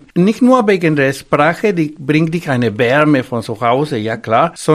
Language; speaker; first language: German; non-native, fluent; Spanish